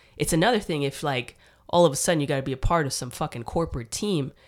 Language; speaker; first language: English; native; English